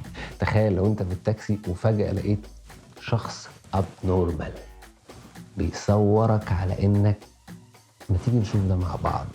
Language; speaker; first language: Arabic; native; Arabic